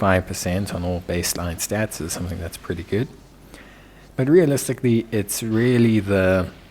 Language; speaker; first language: English; native; English